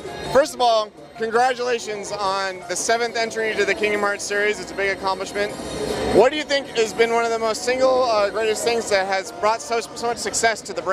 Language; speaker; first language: English; native; English